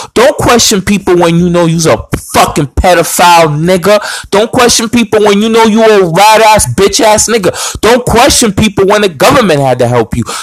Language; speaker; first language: English; native; English